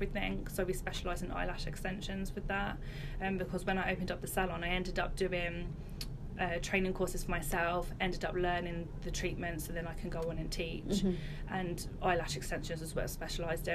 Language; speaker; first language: English; native; English